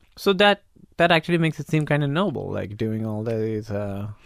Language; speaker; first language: English; non-native, local second language; Urdu